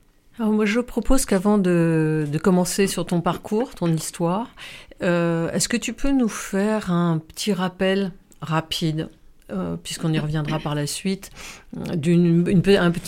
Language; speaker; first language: French; native; French